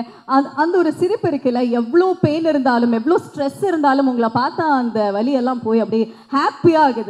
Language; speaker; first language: Tamil; native; Tamil